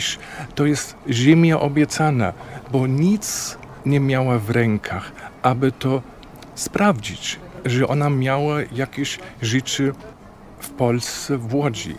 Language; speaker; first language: Polish; non-native, fluent; German